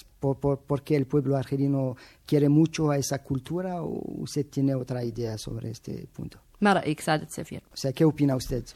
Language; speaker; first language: Spanish; non-native, fluent; Arabic